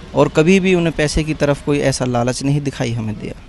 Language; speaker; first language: Hindi; native; Hindi